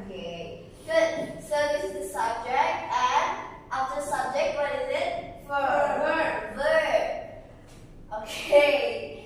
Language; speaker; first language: English; non-native, learner; Indonesian